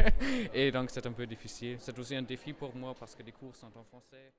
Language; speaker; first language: French; non-native, fluent; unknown